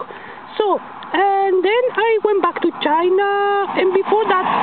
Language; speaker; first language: English; non-native, learner; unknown